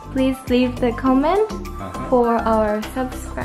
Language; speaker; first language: English; non-native, learner; Japanese